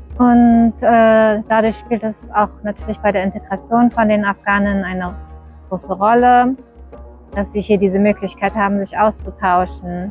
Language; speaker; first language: German; early bilingual, other home language; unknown